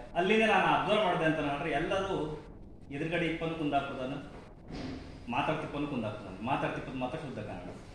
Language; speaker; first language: Kannada; native; Kannada